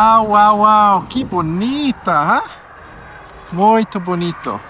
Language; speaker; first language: Portuguese; non-native, learner; English